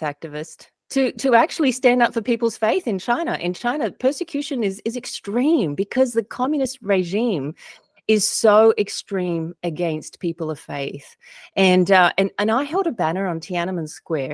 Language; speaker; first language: English; native; English